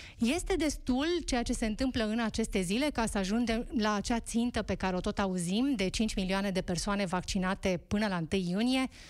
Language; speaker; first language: Romanian; native; Romanian